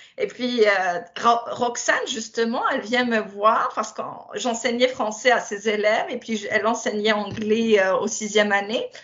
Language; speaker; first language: French; non-native, local second language; Berber languages